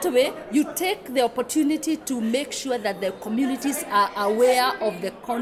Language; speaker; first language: English; non-native, local second language; Kikuyu